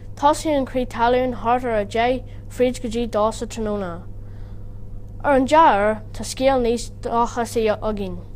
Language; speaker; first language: Irish; non-native, local second language; English